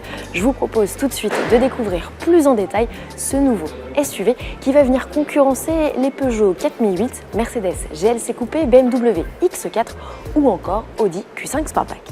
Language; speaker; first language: French; native; French